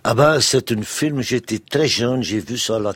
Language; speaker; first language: French; non-native, local second language; Dutch